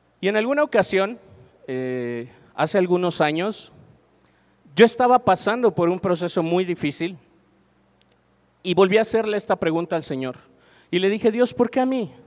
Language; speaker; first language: Spanish; native; Spanish